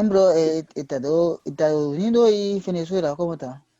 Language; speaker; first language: Spanish; non-native, learner; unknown